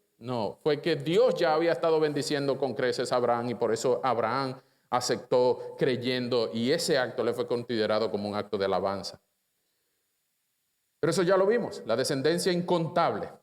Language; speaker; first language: Spanish; native; Spanish